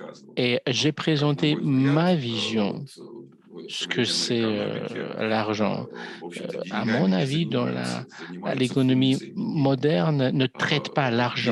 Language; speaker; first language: French; non-native, fluent; Russian